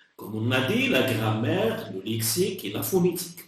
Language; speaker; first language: French; non-native, local second language; Arabic